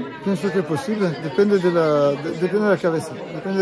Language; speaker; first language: Spanish; non-native, learner; Italian